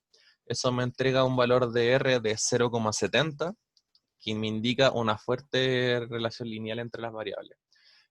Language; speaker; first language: Spanish; native; Spanish